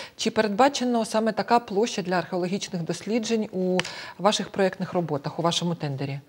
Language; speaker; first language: Ukrainian; native; Ukrainian